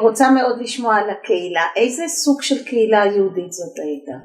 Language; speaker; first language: Hebrew; native; Hebrew